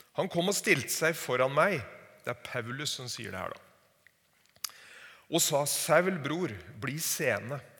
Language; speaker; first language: Norwegian; native; Norwegian